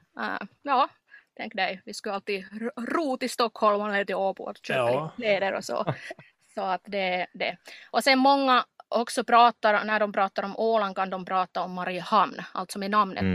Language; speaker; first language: Swedish; non-native, local second language; Finnish